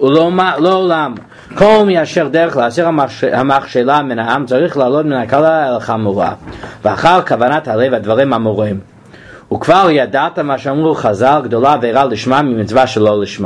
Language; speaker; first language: Hebrew; non-native, fluent; English